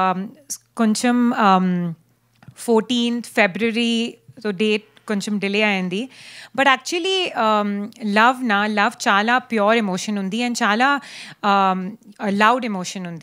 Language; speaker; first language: Telugu; non-native, learner; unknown